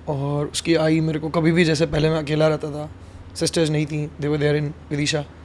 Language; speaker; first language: Hindi; native; Hindi